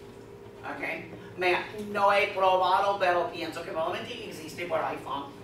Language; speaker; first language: Spanish; non-native, fluent; English